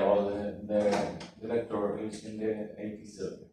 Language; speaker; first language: English; non-native, learner; Spanish